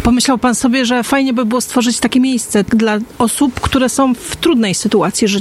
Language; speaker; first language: Polish; native; Polish